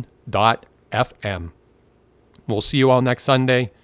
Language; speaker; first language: English; native; English